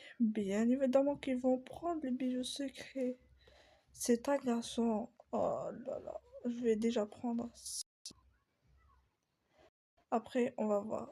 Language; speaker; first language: French; native; French